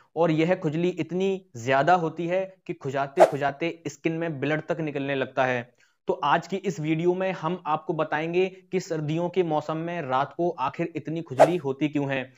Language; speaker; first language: Hindi; native; Hindi